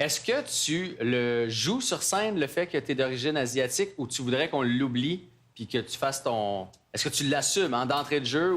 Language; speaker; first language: French; native; French